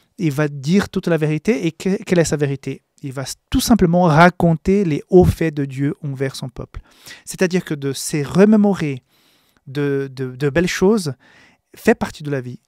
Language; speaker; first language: French; non-native, fluent; Portuguese